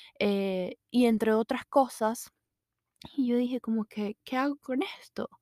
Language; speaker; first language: Spanish; native; Spanish